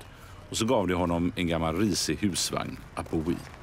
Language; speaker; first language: Swedish; native; Swedish